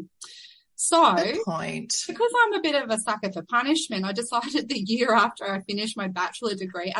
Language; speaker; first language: English; native; English